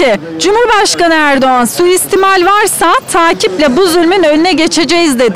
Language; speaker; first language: Turkish; native; Turkish